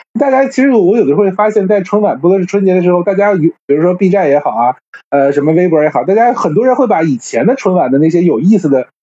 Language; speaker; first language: Chinese; native; Chinese